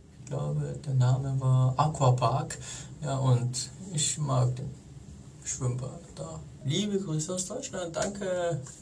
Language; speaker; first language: German; early bilingual, heritage; German